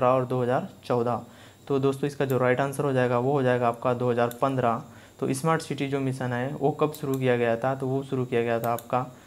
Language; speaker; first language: Hindi; native; Hindi